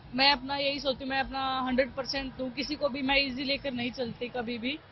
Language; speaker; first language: Hindi; native; Hindi